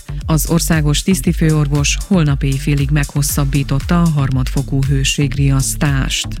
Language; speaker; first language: Hungarian; native; Hungarian